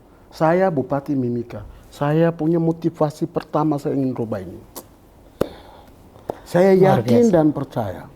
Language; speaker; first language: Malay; non-native, local second language; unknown